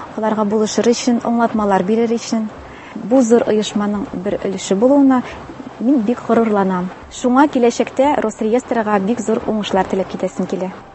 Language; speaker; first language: Tatar; non-native, local second language; Russian